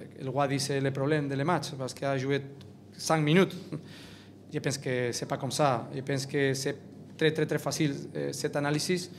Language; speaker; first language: French; non-native, learner; Catalan